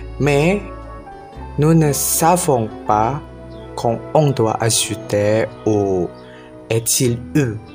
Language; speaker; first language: French; non-native, learner; Indonesian